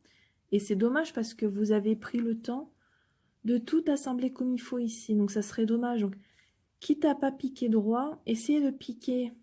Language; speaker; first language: French; native; French